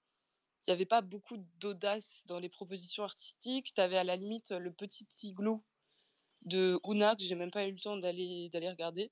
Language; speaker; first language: French; native; French